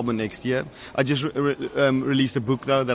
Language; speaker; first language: English; non-native, local second language; Afrikaans